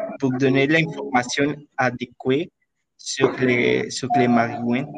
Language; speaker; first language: French; non-native, learner; Spanish